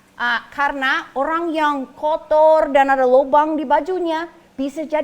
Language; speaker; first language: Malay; non-native, fluent; English